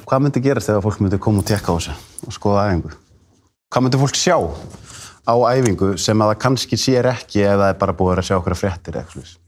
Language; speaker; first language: Icelandic; native; Icelandic